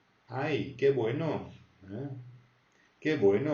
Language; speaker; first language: Spanish; non-native, fluent; French